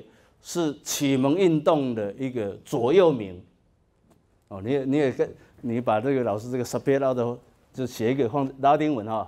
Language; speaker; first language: Chinese; native; Chinese